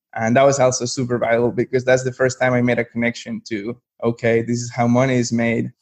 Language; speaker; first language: English; non-native, fluent; Spanish